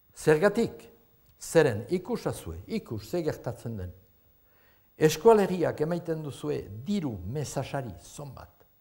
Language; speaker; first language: Basque; native; Basque